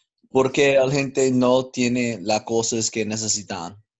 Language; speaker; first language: Spanish; non-native, learner; English